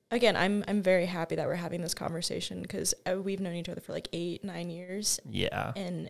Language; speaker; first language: English; native; English